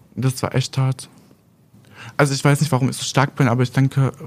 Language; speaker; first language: German; native; German